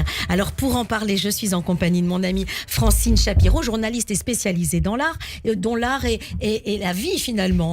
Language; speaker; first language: French; native; French